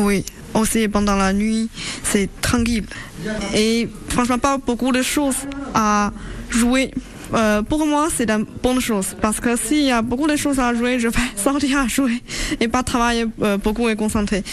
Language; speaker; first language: French; non-native, learner; Chinese